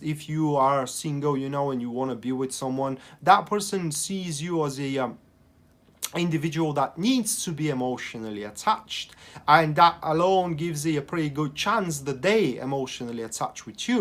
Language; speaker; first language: English; non-native, fluent; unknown